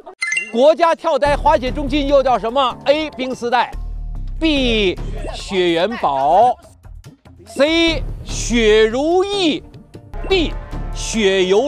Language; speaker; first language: Chinese; native; Chinese